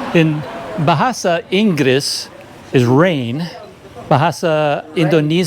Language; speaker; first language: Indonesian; non-native, learner; English